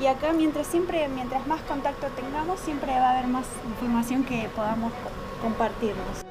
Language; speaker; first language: Spanish; native; Spanish